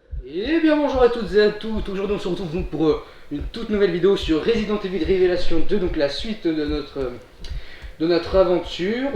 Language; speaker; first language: French; native; French